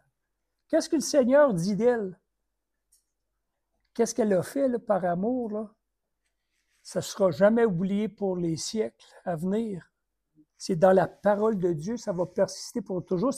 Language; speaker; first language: French; native; French